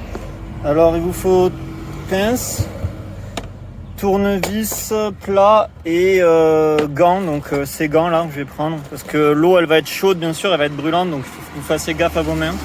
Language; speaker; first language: French; native; French